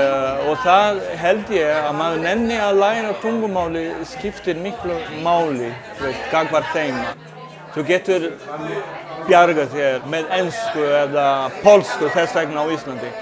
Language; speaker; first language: Icelandic; non-native, fluent; Portuguese